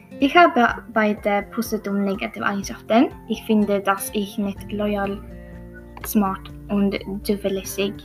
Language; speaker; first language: German; non-native, learner; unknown